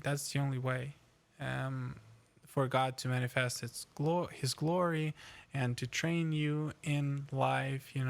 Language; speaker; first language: English; non-native, fluent; Ukrainian